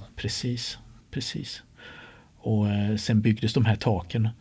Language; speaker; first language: Swedish; native; Swedish